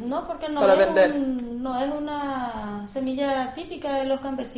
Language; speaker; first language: Spanish; native; Spanish